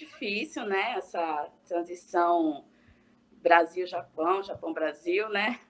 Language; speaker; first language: Portuguese; early bilingual, heritage; Portuguese